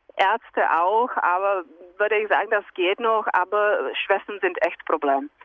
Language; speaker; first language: German; non-native, fluent; Czech